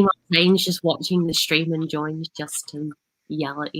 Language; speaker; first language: English; native; English